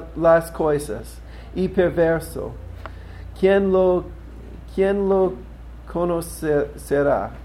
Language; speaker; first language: Spanish; non-native, learner; English